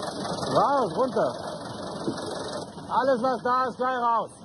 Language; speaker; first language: German; native; German